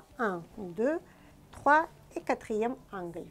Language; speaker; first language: French; non-native, fluent; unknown